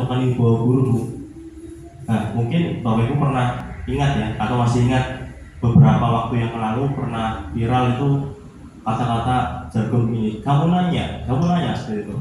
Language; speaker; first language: Indonesian; native; Indonesian